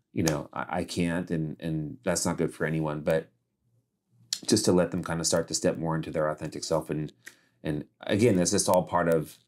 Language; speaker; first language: English; native; English